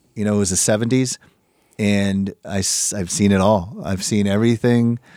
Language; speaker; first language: English; native; English